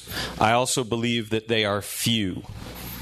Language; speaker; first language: English; native; English